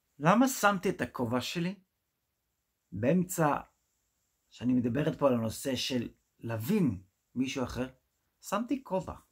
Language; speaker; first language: Hebrew; non-native, fluent; English